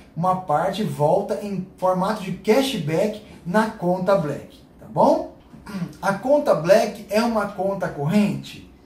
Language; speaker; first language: Portuguese; native; Portuguese